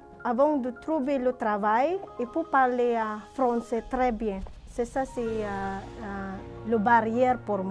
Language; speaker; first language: French; non-native, learner; Filipino